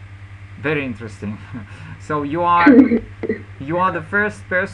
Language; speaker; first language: English; non-native, fluent; Russian